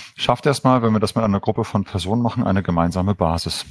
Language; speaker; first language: German; native; German